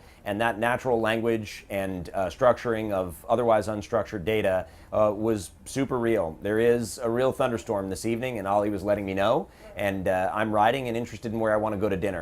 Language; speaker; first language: English; native; English